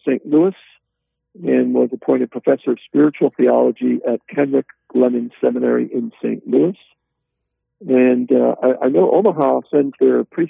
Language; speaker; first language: English; native; English